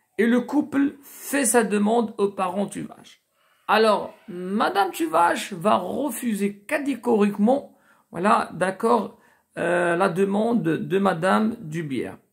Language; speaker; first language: French; non-native, local second language; Arabic